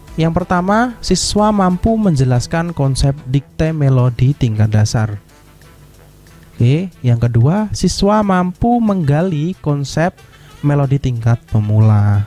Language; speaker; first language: Indonesian; native; Indonesian